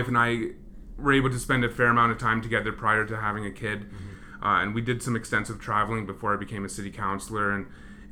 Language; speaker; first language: English; native; English